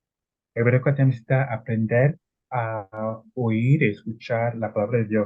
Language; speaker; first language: Spanish; non-native, learner; Italian